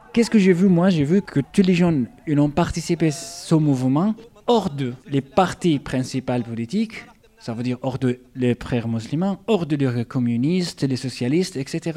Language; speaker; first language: French; non-native, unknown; Arabic